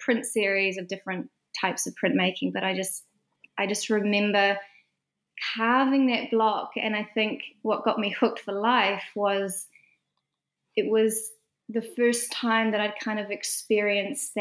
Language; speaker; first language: English; native; English